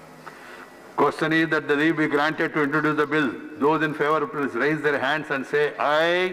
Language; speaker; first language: English; non-native, local second language; Hindi